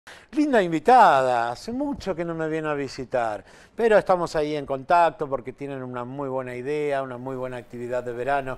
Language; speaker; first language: Spanish; native; Spanish